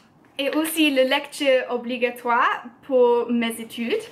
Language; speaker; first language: French; non-native, learner; English